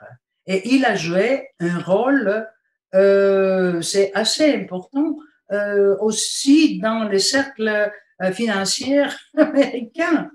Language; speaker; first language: French; non-native, fluent; Bulgarian